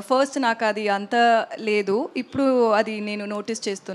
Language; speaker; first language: Telugu; non-native, learner; Tamil